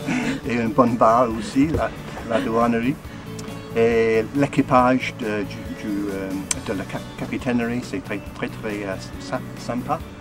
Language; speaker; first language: French; non-native, learner; English